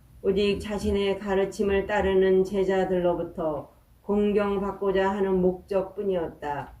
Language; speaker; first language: Korean; native; Korean